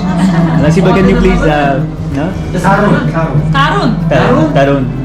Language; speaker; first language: English; non-native, local second language; Hindi